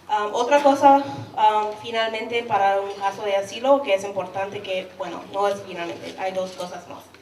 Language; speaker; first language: Spanish; non-native, fluent; English